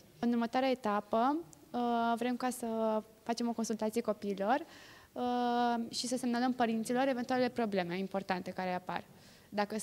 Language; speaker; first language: Romanian; native; Romanian